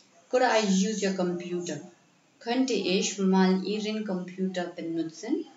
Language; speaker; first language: German; non-native, fluent; Hindi